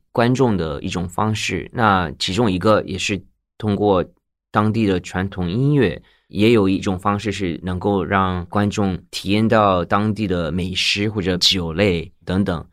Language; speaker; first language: Chinese; non-native, fluent; Japanese